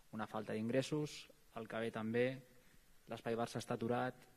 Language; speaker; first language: Spanish; non-native, fluent; Dutch